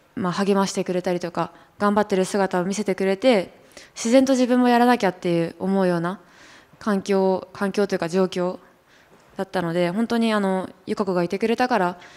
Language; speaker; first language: Japanese; native; Japanese